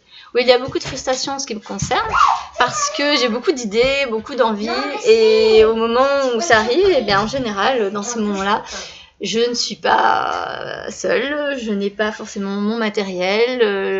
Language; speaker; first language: French; native; French